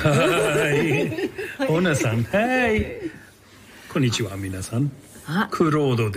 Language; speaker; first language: Japanese; non-native, learner; English